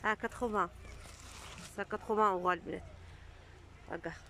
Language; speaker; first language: French; non-native, learner; Arabic